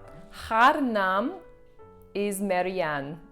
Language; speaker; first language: Dutch; non-native, learner; English